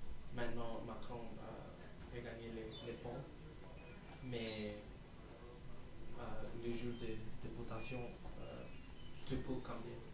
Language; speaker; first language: French; non-native, learner; English